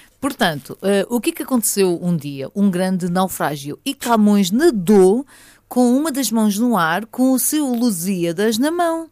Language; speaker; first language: Portuguese; native; Portuguese